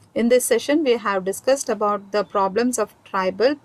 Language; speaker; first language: English; non-native, local second language; Kannada